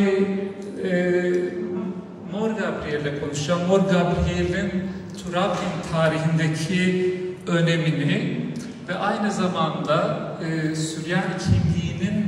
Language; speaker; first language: Turkish; non-native, local second language; Aramaic